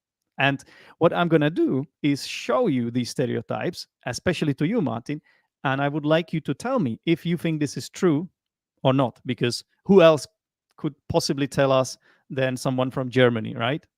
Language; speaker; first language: English; non-native, fluent; Czech